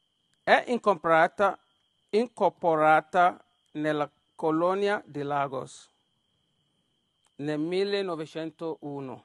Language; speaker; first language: Italian; non-native, learner; Yoruba